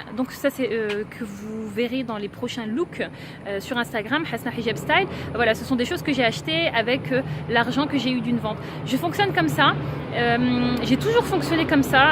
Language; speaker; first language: French; native; French